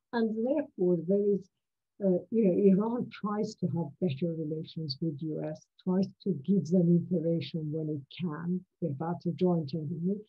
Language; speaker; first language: English; non-native, fluent; Persian